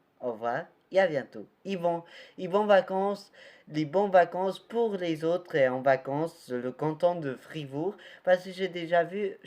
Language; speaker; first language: French; non-native, learner; Portuguese